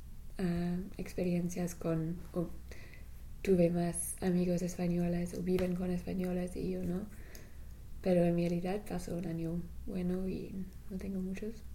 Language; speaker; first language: Spanish; non-native, learner; English